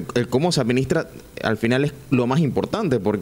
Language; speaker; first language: Spanish; native; Spanish